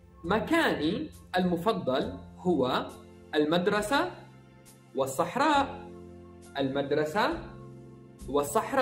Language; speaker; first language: Arabic; early bilingual, heritage; Arabic